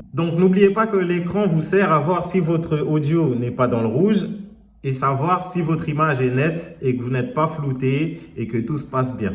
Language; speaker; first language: French; native; French